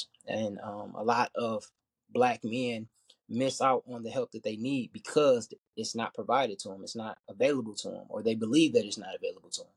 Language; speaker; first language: English; native; English